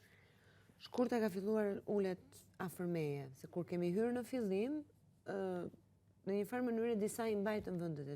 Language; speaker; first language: Albanian; native; Albanian